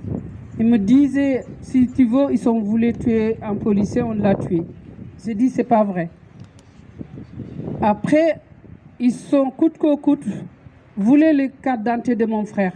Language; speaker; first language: French; non-native, local second language; Wolof